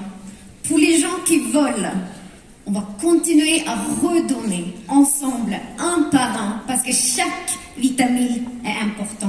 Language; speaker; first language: French; non-native, fluent; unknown